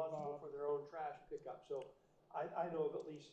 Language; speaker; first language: English; native; English